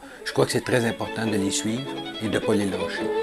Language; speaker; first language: French; native; French